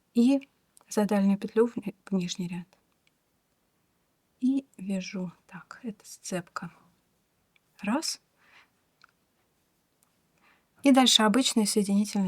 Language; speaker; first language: Russian; native; Russian